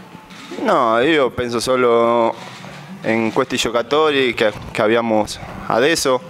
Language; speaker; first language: Italian; non-native, fluent; Spanish